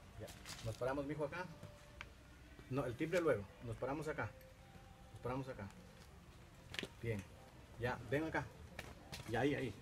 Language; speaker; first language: Spanish; native; Spanish